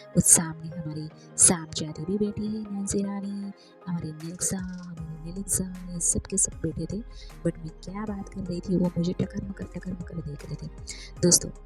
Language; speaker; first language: Hindi; non-native, local second language; Marathi